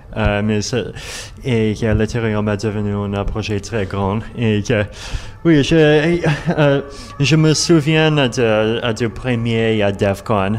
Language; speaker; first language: French; non-native, learner; Russian